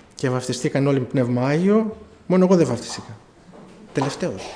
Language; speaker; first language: Greek; early bilingual, other home language; German